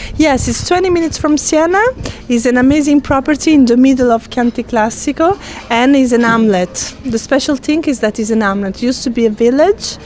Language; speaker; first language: English; non-native, fluent; Italian